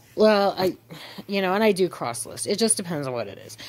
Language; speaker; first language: English; native; English